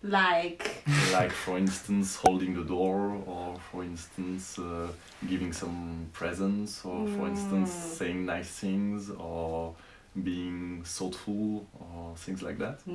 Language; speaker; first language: English; non-native, fluent; French